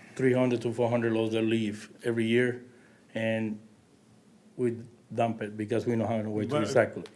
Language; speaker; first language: English; non-native, learner; Spanish